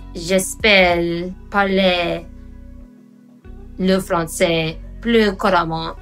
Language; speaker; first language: French; non-native, learner; English